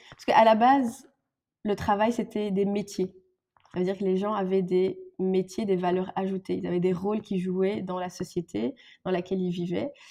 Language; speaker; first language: French; non-native, local second language; Arabic